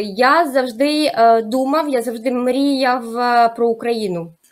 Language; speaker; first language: Ukrainian; native; Ukrainian